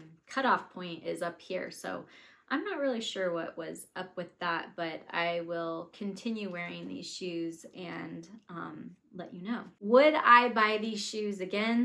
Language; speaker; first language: English; native; English